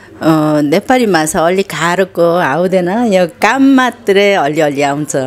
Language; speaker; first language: Nepali; non-native, learner; Korean